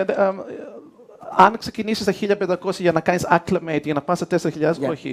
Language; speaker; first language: Greek; early bilingual, heritage; Greek